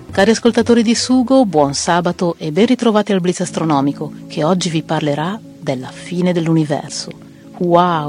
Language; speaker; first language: Italian; native; Italian